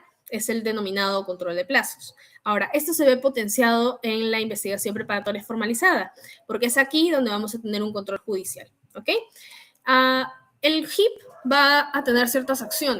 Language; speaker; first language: Spanish; native; Spanish